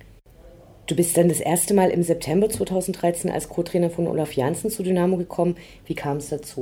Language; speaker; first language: German; native; German